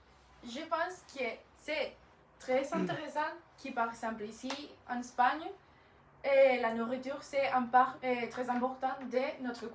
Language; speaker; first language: French; non-native, learner; Spanish